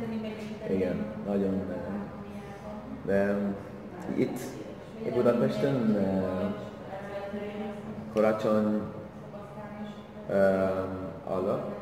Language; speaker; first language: Hungarian; non-native, learner; Swedish